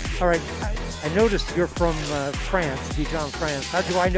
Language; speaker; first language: English; native; English